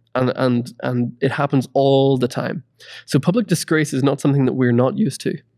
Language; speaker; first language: English; native; English